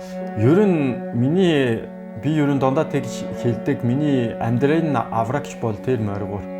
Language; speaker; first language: Mongolian; non-native, fluent; French